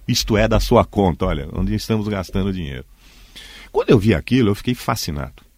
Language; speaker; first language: Portuguese; native; Portuguese